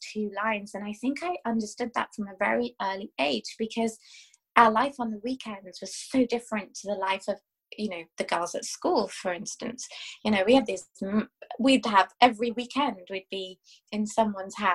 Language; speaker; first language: English; native; English